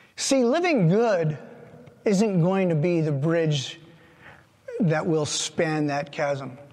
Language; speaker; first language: English; native; English